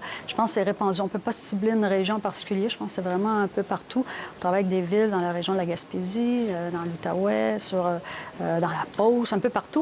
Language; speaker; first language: French; native; French